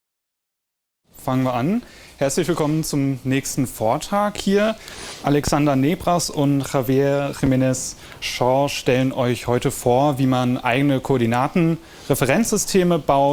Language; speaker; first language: German; native; German